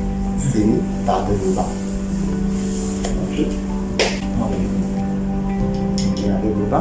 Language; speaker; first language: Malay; non-native, local second language; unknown